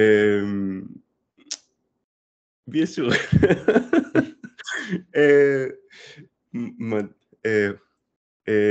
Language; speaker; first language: French; non-native, learner; English